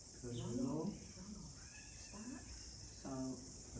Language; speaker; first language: Korean; non-native, learner; English